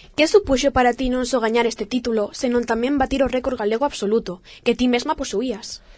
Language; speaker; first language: Galician; native; Galician